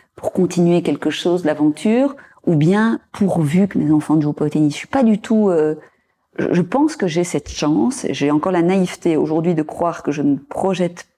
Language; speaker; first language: French; native; French